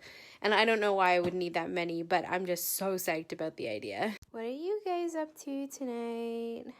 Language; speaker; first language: English; native; English